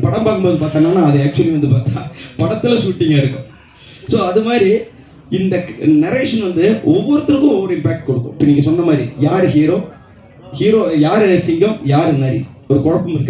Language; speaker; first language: Tamil; native; Tamil